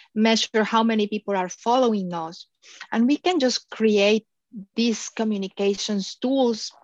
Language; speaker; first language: English; non-native, fluent; Spanish